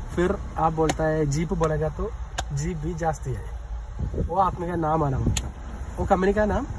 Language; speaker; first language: Hindi; non-native, local second language; Malayalam